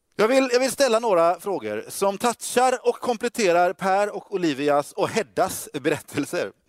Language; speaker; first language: Swedish; native; Swedish